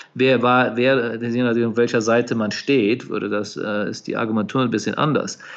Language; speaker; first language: German; native; German